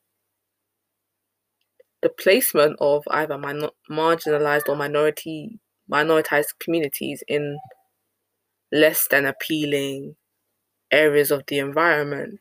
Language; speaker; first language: English; native; English